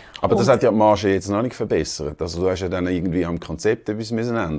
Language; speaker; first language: German; native; German